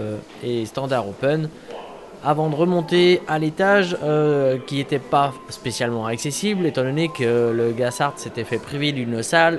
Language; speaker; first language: French; native; French